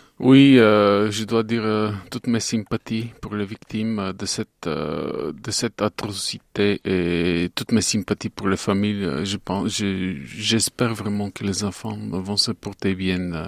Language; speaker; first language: French; non-native, fluent; Bulgarian